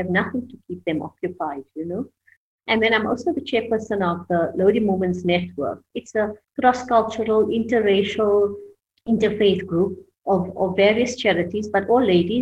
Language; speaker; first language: English; native; English